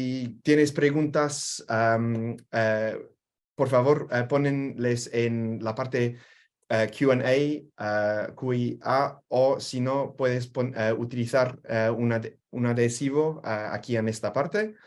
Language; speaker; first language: Spanish; non-native, fluent; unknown